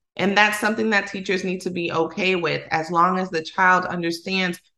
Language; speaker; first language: English; non-native, fluent; Spanish